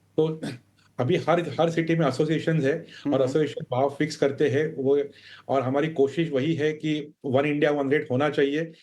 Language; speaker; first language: Hindi; non-native, local second language; Marathi